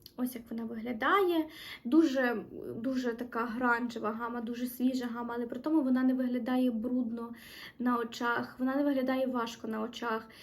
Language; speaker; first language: Ukrainian; non-native, local second language; Russian